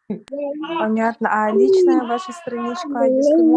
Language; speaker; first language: Russian; native; Russian